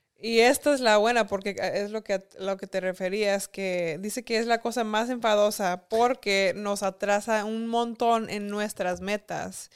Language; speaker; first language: Spanish; early bilingual, heritage; Spanish